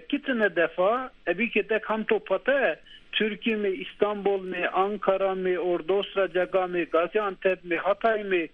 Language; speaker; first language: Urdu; non-native, learner; Turkish